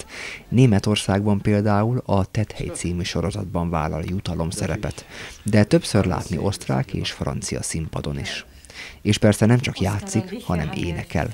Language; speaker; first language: Hungarian; native; Hungarian